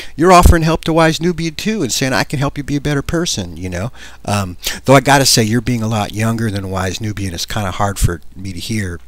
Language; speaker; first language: English; native; English